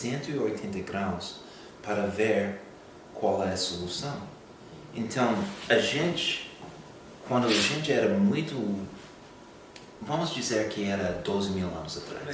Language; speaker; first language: Portuguese; non-native, fluent; English